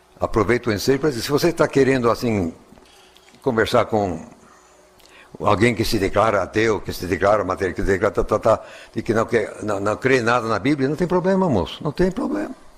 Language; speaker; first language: Portuguese; non-native, fluent; English